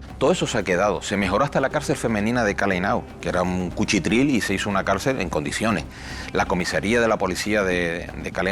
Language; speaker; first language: Spanish; native; Spanish